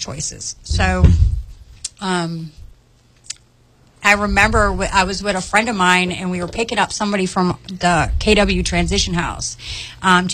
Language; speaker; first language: English; native; English